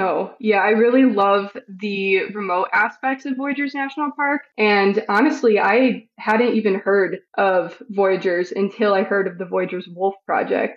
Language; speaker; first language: English; native; English